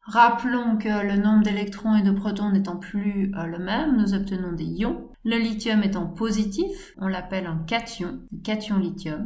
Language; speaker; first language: French; native; French